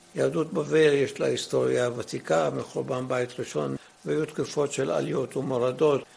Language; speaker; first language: Hebrew; early bilingual, other home language; Arabic